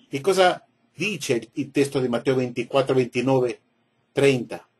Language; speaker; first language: Italian; non-native, learner; Spanish